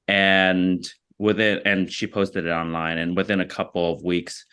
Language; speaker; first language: English; early bilingual, other home language; Vietnamese